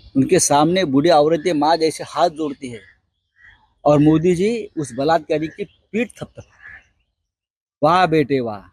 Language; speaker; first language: Hindi; non-native, local second language; Marathi